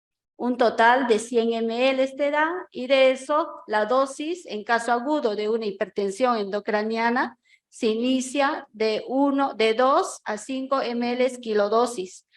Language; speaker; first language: Spanish; native; Spanish